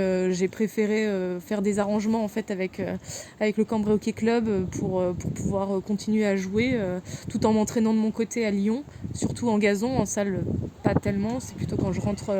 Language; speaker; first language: French; native; French